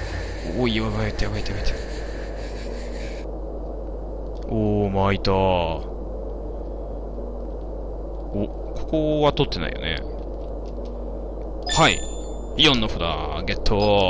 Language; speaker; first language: Japanese; native; Japanese